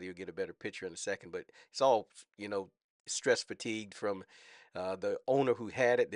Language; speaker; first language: English; native; English